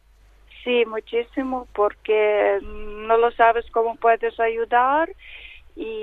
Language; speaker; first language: Spanish; non-native, learner; Ukrainian